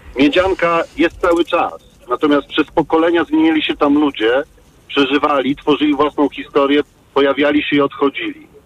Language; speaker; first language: Polish; native; Polish